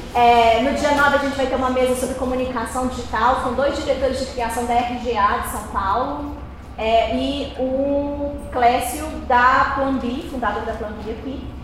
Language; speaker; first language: Portuguese; native; Portuguese